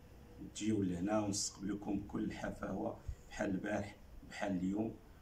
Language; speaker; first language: Arabic; native; Arabic